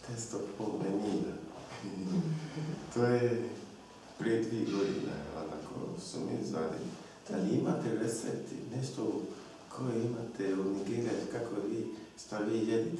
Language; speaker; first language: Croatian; non-native, learner; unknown